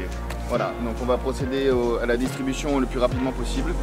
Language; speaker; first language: French; native; French